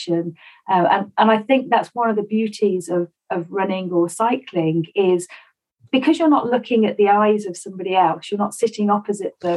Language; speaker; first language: English; native; English